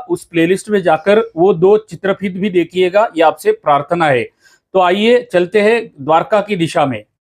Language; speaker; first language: Hindi; non-native, local second language; Marathi